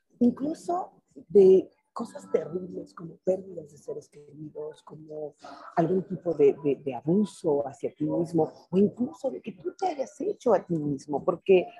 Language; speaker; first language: Spanish; native; Spanish